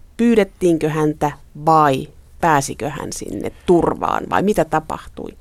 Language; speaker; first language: Finnish; native; Finnish